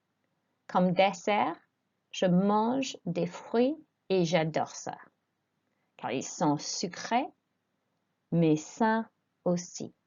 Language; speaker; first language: French; non-native, fluent; English